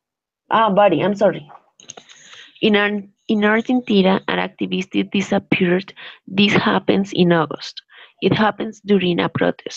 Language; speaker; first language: English; non-native, learner; Spanish